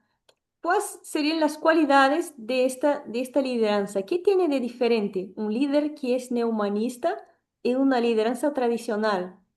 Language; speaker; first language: Spanish; non-native, fluent; Portuguese